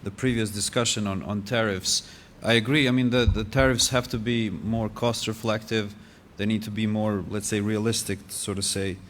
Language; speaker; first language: English; non-native, fluent; Albanian